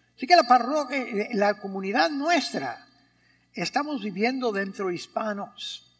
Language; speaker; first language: Spanish; early bilingual, heritage; Spanish